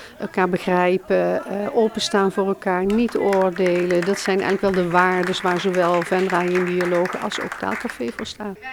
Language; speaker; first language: Dutch; native; Dutch